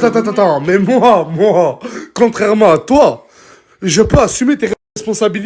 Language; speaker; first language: French; native; French